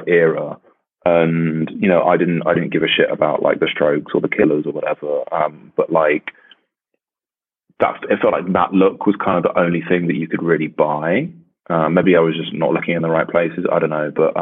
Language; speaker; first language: English; native; English